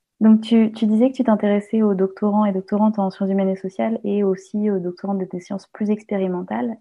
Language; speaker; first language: French; native; French